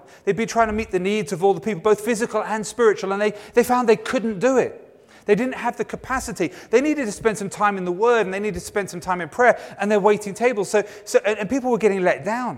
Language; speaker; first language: English; native; English